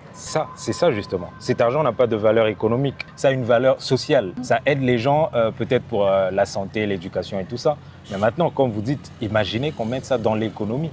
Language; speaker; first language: French; non-native, local second language; Lingala